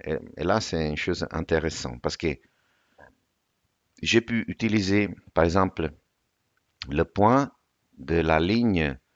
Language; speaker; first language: French; non-native, fluent; Italian